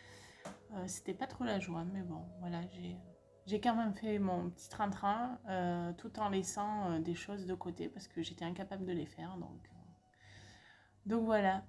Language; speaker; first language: French; native; French